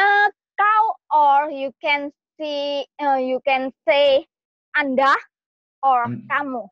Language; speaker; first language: English; non-native, learner; Indonesian